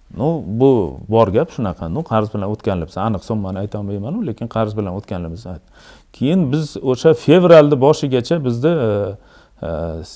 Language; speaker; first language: Uzbek; native; Uzbek